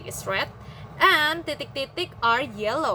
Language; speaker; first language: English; non-native, fluent; Indonesian